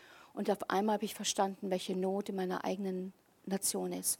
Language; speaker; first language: German; native; German